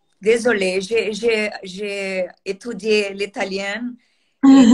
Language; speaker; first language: French; non-native, learner; Portuguese